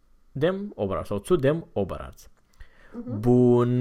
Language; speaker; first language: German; non-native, fluent; Romanian